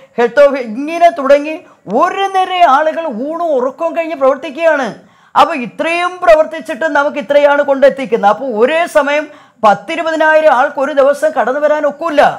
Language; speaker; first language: Malayalam; native; Malayalam